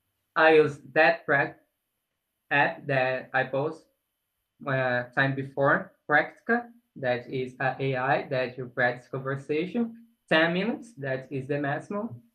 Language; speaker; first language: English; non-native, learner; Portuguese